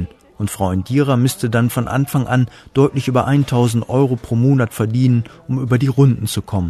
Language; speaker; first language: German; native; German